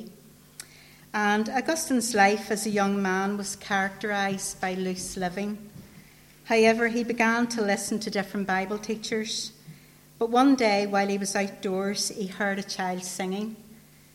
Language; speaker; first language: English; native; English